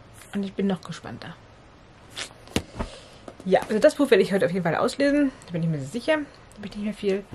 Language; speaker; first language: German; native; German